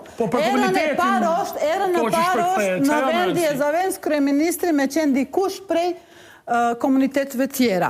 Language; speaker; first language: Albanian; non-native, local second language; Bosnian